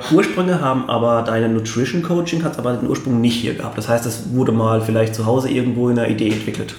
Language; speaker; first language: German; native; German